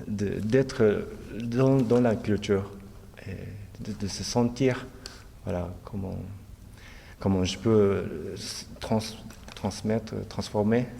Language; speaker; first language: French; non-native, fluent; Japanese